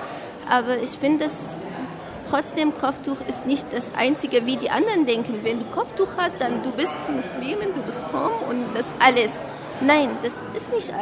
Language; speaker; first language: German; non-native, fluent; Arabic